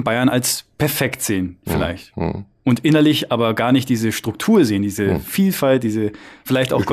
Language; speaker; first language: German; native; German